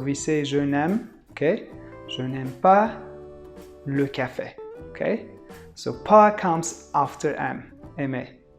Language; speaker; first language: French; non-native, fluent; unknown